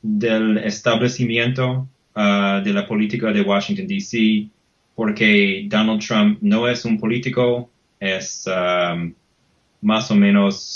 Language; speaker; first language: Spanish; non-native, fluent; English